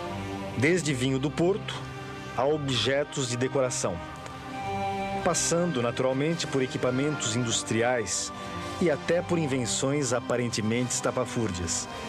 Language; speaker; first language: Portuguese; native; Portuguese